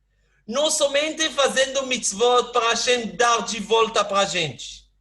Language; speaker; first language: Portuguese; non-native, fluent; Hebrew